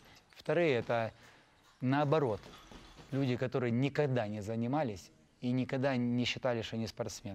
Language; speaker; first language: Russian; native; Russian